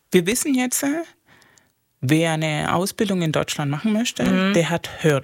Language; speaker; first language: German; non-native, fluent; Spanish